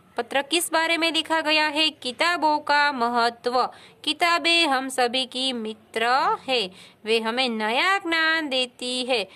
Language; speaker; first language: Hindi; non-native, local second language; Gujarati